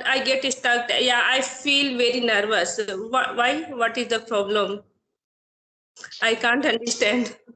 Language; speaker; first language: English; non-native, learner; Hindi